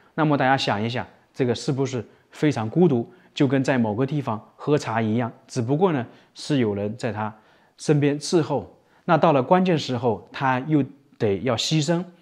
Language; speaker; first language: Chinese; native; Chinese